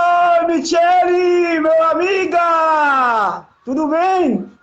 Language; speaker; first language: Portuguese; non-native, learner; Haitian Creole